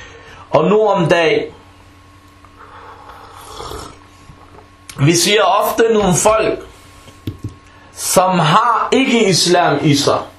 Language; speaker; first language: Danish; non-native, fluent; Arabic